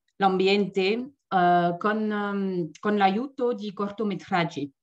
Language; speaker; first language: Italian; non-native, learner; French